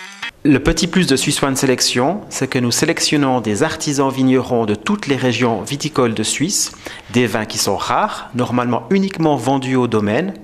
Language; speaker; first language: French; native; French